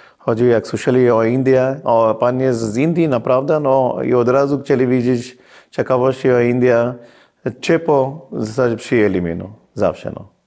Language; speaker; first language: Polish; non-native, fluent; Hindi